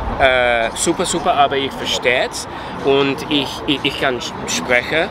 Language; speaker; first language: German; non-native, learner; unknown